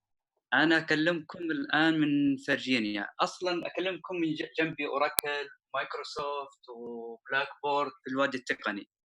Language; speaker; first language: Arabic; native; Arabic